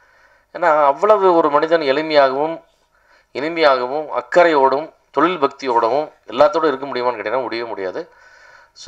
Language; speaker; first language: Tamil; native; Tamil